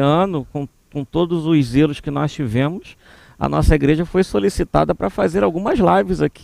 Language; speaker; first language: Portuguese; native; Portuguese